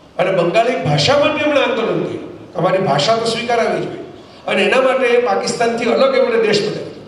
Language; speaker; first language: Gujarati; native; Gujarati